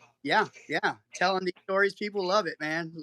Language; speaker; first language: English; native; English